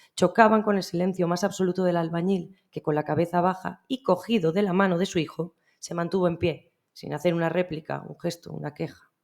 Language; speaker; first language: Spanish; non-native, local second language; Catalan